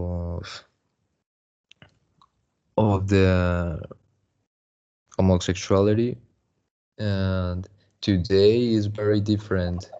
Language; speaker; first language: English; non-native, learner; Spanish